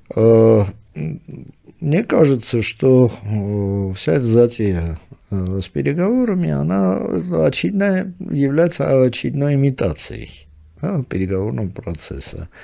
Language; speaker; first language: Russian; non-native, local second language; Armenian